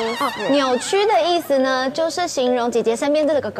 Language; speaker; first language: Chinese; native; Chinese